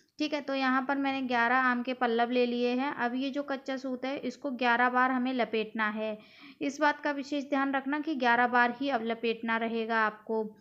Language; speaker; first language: Hindi; native; Hindi